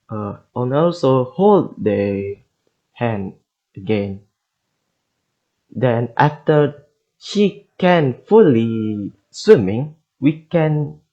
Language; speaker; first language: English; non-native, learner; Indonesian